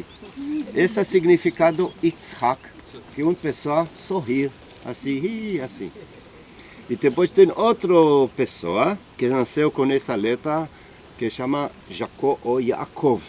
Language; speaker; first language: Portuguese; non-native, learner; Hebrew